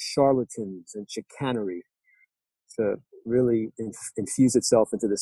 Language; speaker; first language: English; native; English